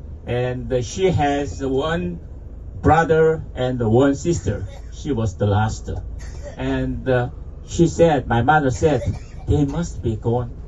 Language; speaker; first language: English; non-native, fluent; Korean